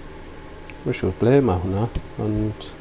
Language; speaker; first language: Welsh; non-native, local second language; English